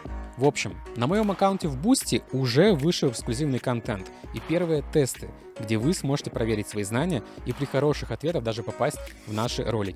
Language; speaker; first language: Russian; native; Russian